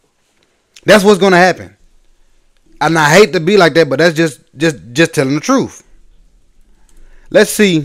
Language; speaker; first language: English; native; English